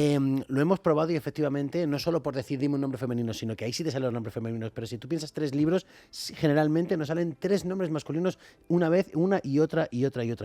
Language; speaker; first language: Spanish; native; Spanish